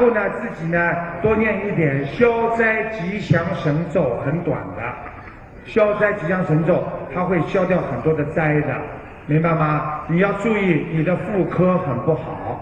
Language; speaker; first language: Chinese; native; Chinese